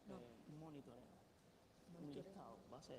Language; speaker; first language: Spanish; native; Spanish